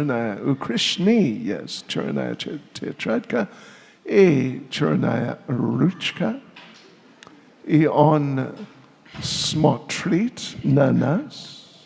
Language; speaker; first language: Russian; non-native, learner; English